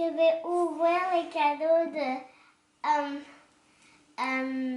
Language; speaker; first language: French; early bilingual, heritage; French